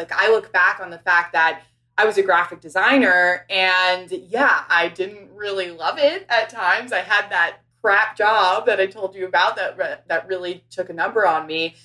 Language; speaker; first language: English; native; English